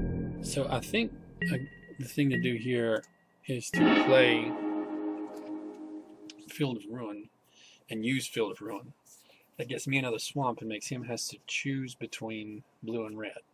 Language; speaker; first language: English; native; English